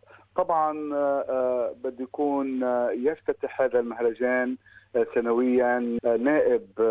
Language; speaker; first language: Arabic; native; Arabic